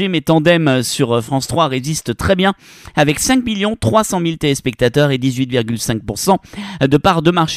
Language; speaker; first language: French; native; French